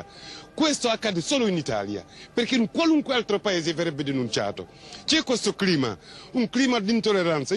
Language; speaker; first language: Italian; non-native, fluent; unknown